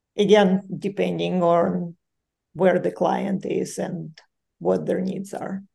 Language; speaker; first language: English; non-native, fluent; Ukrainian